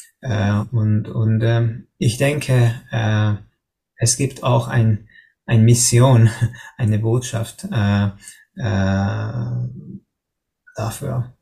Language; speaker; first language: German; non-native, learner; Hungarian